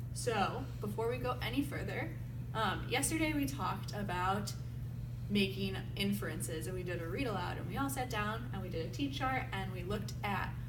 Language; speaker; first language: English; native; English